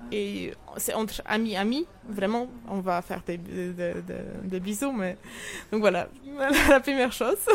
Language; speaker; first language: French; non-native, fluent; Polish